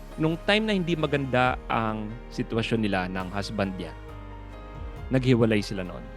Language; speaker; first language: Filipino; native; Filipino